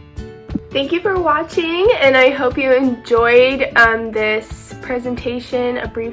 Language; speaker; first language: English; native; English